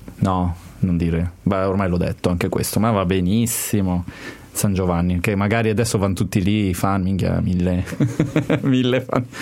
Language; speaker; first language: Italian; native; Italian